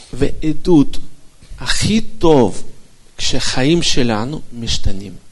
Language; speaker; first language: Hebrew; non-native, fluent; Russian